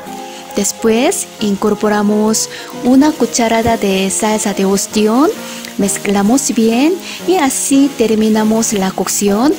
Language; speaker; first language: Spanish; non-native, fluent; Korean